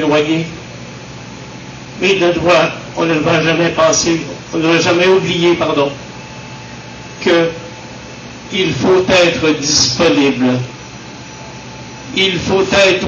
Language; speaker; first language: French; native; French